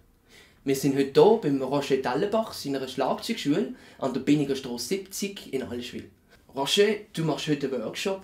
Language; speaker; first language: German; native; German